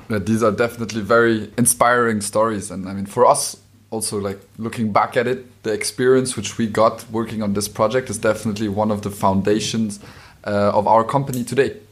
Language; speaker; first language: English; non-native, fluent; German